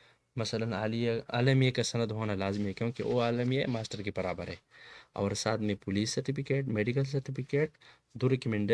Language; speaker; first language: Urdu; non-native, local second language; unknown